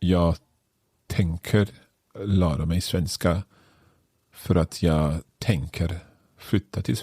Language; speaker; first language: Swedish; non-native, learner; English